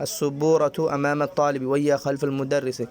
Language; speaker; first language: Arabic; non-native, fluent; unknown